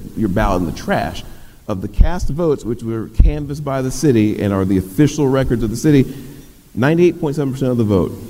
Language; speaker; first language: English; native; English